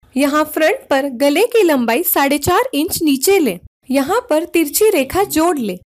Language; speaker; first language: Hindi; non-native, local second language; Marathi